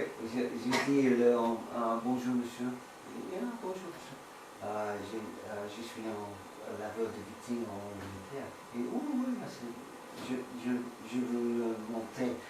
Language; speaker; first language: French; non-native, learner; English